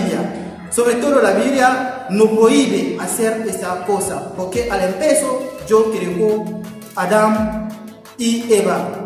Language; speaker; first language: Spanish; non-native, learner; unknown